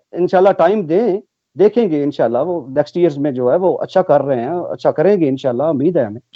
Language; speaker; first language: Urdu; non-native, local second language; Punjabi